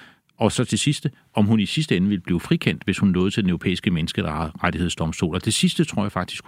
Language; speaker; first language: Danish; native; Danish